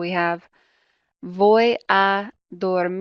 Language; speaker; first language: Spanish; non-native, fluent; English